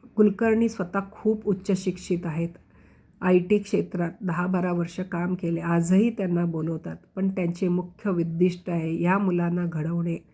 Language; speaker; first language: Marathi; non-native, local second language; Konkani